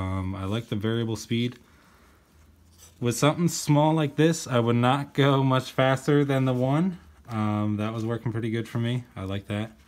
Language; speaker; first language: English; native; English